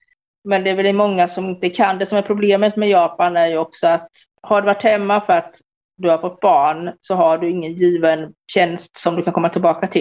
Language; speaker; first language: Swedish; native; Swedish